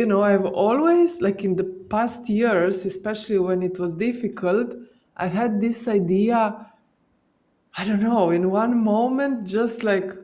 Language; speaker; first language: English; non-native, fluent; Slovenian